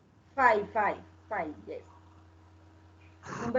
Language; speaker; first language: English; non-native, learner; Spanish